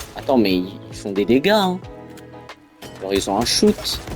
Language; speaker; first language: French; native; French